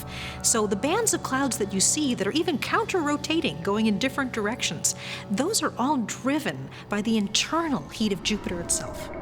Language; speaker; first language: English; native; English